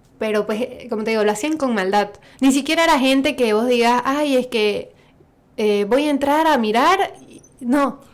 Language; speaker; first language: Spanish; native; Spanish